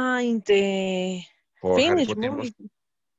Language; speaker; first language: English; non-native, learner; Spanish